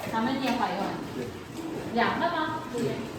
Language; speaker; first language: Chinese; non-native, learner; Filipino